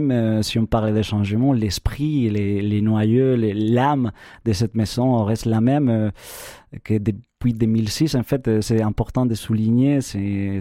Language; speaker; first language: French; non-native, fluent; Spanish